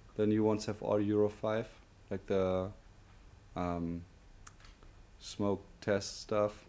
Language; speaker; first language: English; non-native, fluent; German